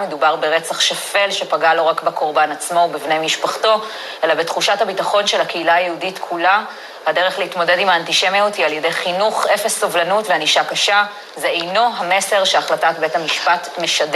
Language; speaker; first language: Hebrew; native; Hebrew